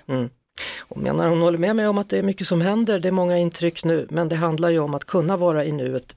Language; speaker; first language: Swedish; native; Swedish